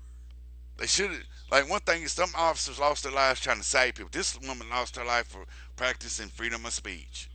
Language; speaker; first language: English; native; English